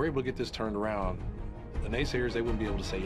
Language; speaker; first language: English; native; English